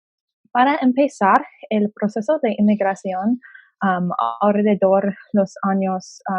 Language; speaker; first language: Spanish; non-native, learner; English